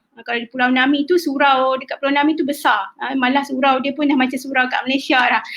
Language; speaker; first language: Malay; native; Malay